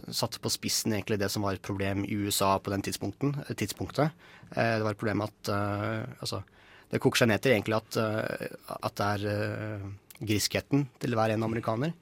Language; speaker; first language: Norwegian; native; Norwegian